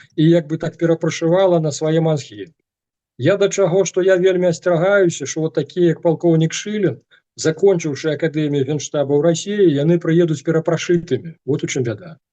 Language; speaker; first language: Belarusian; non-native, local second language; Russian